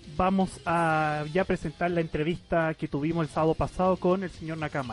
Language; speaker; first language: Spanish; native; Spanish